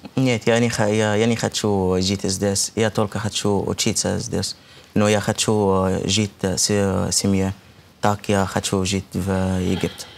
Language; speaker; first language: Russian; non-native, fluent; Arabic